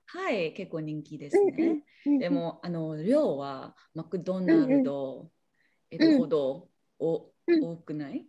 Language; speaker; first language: Japanese; non-native, learner; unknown